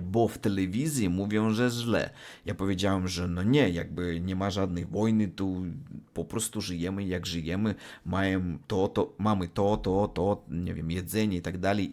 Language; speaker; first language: Polish; non-native, learner; Russian